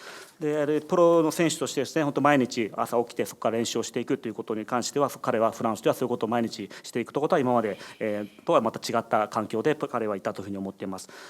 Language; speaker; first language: Japanese; native; Japanese